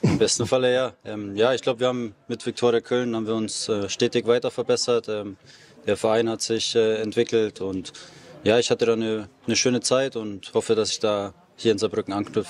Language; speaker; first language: German; native; German